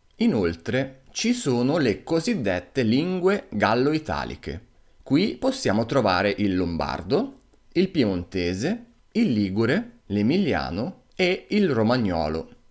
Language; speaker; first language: Italian; native; Italian